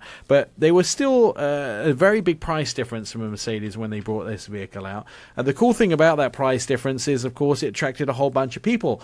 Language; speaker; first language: English; native; English